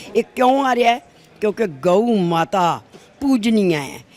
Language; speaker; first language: Hindi; non-native, local second language; Punjabi